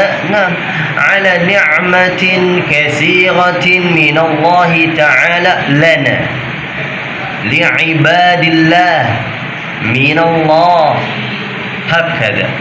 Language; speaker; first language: Arabic; non-native, fluent; Indonesian